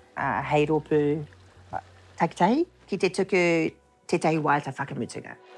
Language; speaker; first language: Māori; non-native, local second language; English